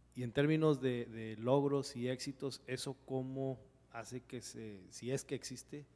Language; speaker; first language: Spanish; non-native, fluent; Japanese